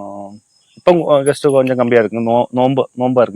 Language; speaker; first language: Tamil; native; Tamil